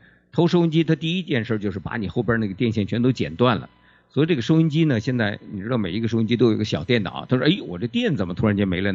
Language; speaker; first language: Chinese; native; Chinese